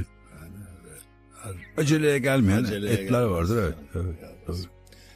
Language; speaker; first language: Turkish; native; Turkish